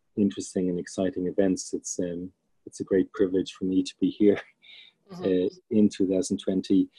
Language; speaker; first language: English; native; English